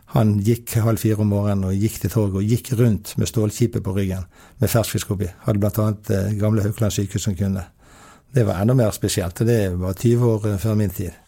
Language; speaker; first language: Norwegian; native; Norwegian